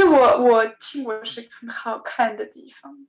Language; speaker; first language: Chinese; non-native, learner; French